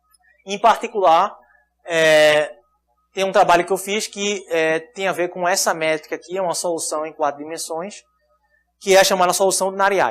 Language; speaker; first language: Portuguese; native; Portuguese